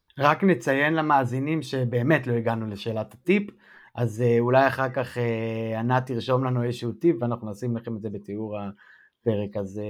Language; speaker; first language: Hebrew; native; Hebrew